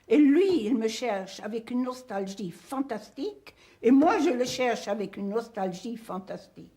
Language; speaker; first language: French; non-native, fluent; Hungarian